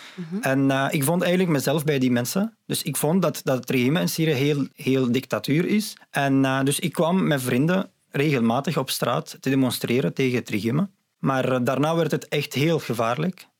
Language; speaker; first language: Dutch; non-native, fluent; Arabic